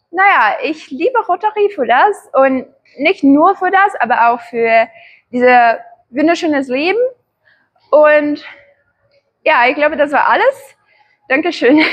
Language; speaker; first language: German; non-native, learner; Portuguese